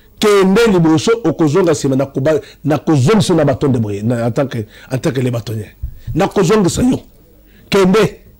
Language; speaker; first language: Lingala; non-native, local second language; Luba-Lulua